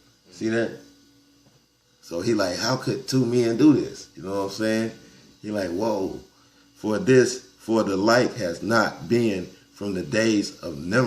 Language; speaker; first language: English; native; English